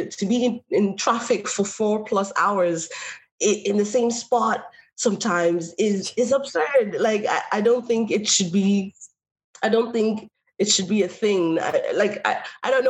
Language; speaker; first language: English; native; English